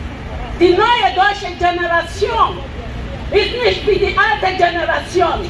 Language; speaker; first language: German; non-native, learner; Yoruba